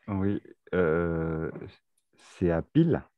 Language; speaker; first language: French; native; French